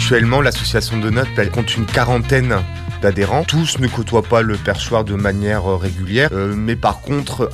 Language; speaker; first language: French; native; French